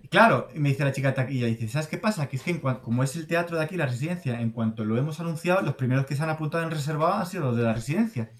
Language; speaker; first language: Spanish; native; Spanish